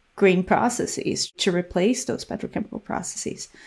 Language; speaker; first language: English; non-native, fluent; Portuguese